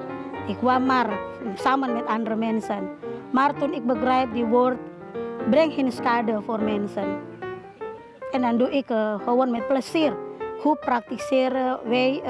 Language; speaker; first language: Dutch; non-native, learner; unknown